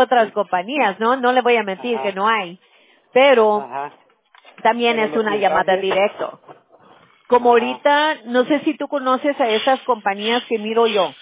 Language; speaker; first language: Spanish; early bilingual, heritage; Spanish